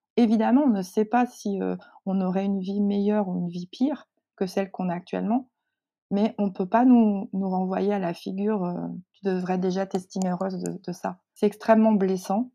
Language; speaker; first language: French; native; French